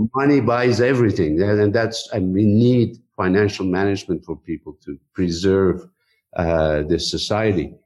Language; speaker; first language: English; non-native, fluent; Persian